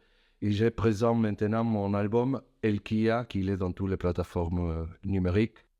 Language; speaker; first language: French; non-native, fluent; Spanish